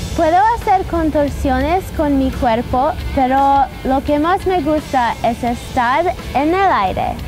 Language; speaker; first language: Spanish; early bilingual, heritage; Spanish